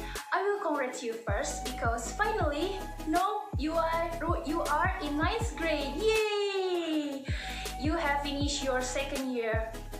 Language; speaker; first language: English; non-native, fluent; Indonesian